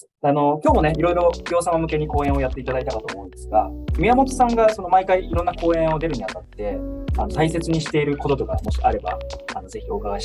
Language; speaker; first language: Japanese; native; Japanese